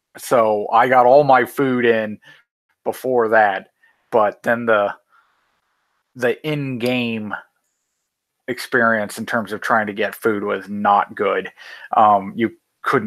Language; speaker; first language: English; native; English